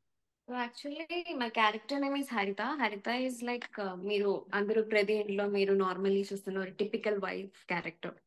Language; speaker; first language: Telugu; non-native, learner; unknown